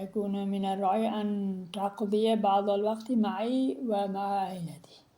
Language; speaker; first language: Arabic; non-native, fluent; Uzbek